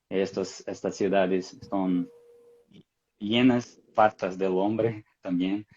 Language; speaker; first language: Spanish; non-native, fluent; Portuguese